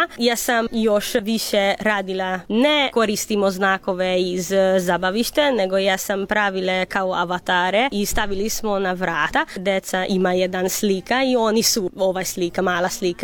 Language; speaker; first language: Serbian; non-native, local second language; Hungarian